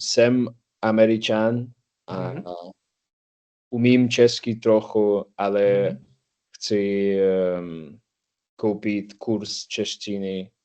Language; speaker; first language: Czech; non-native, learner; English